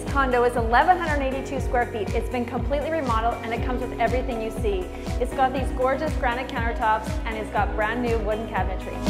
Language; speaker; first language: English; native; English